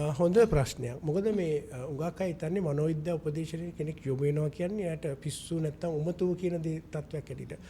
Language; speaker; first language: Sinhala; non-native, local second language; Malay